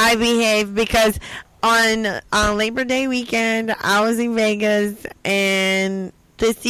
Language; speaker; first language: English; non-native, fluent; Portuguese